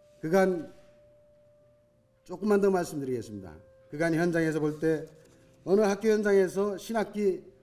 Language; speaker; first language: Korean; native; Korean